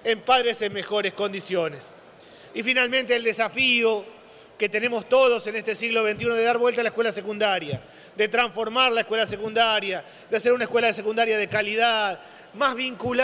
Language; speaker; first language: Spanish; native; Spanish